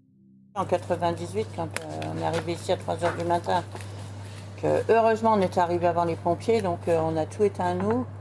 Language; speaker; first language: French; native; French